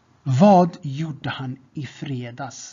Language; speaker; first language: Swedish; non-native, fluent; Tigrinya